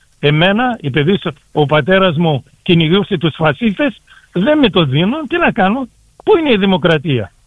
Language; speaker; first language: Greek; early bilingual, heritage; Greek